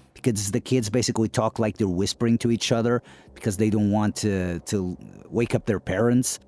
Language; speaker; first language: English; non-native, fluent; Portuguese